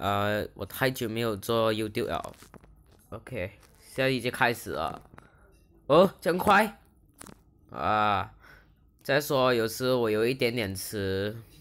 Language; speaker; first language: Chinese; early bilingual, heritage; Chinese